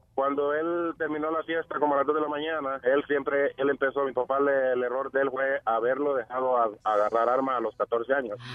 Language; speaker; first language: Spanish; native; Spanish